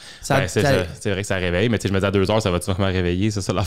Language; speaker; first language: French; native; French